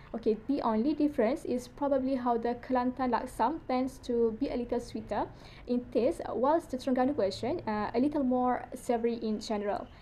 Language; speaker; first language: English; non-native, local second language; Malay